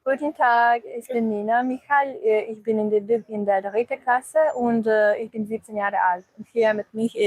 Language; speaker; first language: German; non-native, learner; Croatian